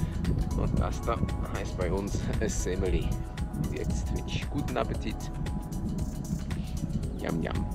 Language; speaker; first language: German; native; German